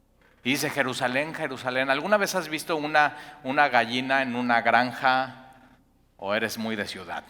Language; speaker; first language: Spanish; native; Spanish